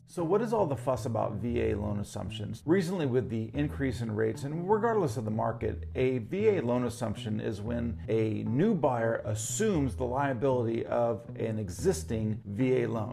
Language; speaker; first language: English; native; English